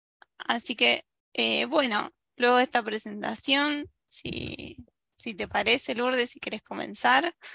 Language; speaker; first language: Spanish; native; Spanish